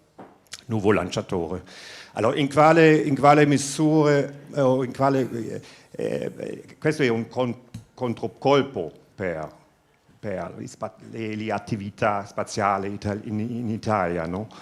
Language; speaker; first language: Italian; non-native, fluent; German